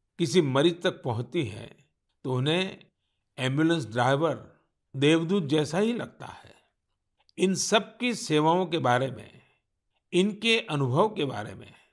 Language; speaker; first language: Hindi; non-native, local second language; Gujarati